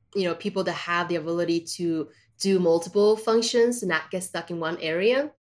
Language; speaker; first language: English; non-native, fluent; Spanish